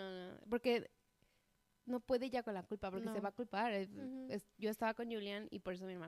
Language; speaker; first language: Spanish; native; Spanish